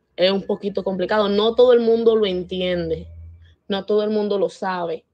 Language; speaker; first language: Spanish; native; Spanish